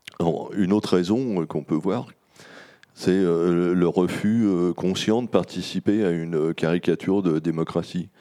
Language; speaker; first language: French; native; French